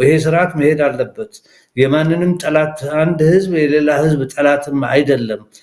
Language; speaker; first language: Amharic; non-native, local second language; Somali